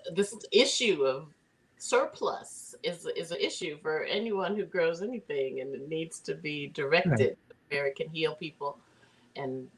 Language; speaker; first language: English; native; English